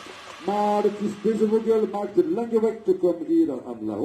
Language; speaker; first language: Dutch; non-native, local second language; French